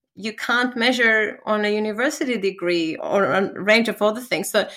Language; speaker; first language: English; non-native, fluent; Spanish